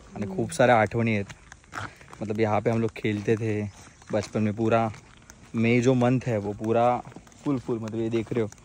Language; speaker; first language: Hindi; non-native, local second language; Marathi